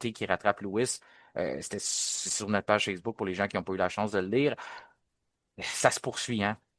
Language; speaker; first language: French; native; French